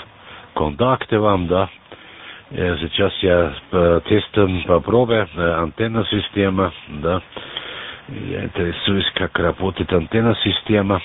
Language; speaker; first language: Russian; non-native, learner; German